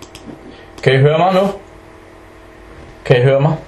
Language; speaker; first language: Danish; early bilingual, other home language; Arabic